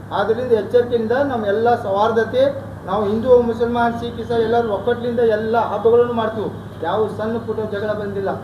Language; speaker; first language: Kannada; non-native, local second language; Urdu